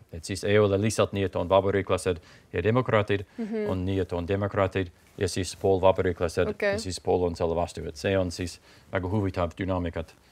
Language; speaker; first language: Estonian; non-native, fluent; English